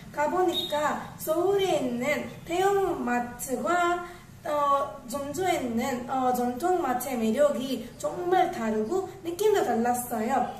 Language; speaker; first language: Korean; non-native, learner; Tamil